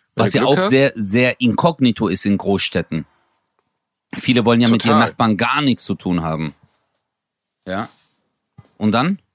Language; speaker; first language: German; native; German